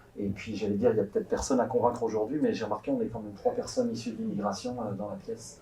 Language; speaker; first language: French; native; French